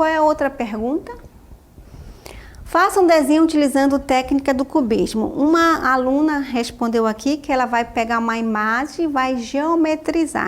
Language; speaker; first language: Portuguese; native; Portuguese